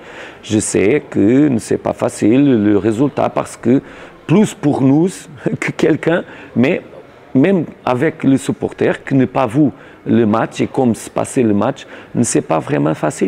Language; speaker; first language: French; non-native, learner; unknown